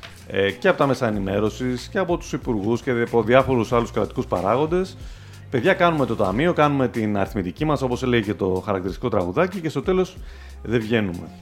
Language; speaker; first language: Greek; native; Greek